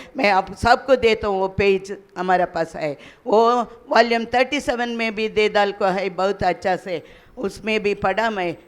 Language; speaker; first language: Hindi; non-native, local second language; Kannada